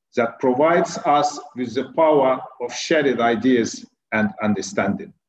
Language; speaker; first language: English; non-native, fluent; Turkish